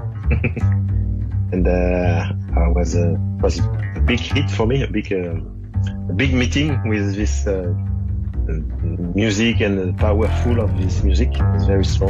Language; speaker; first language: English; non-native, fluent; French